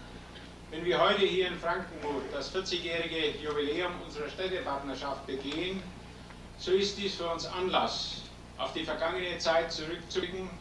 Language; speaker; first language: German; native; German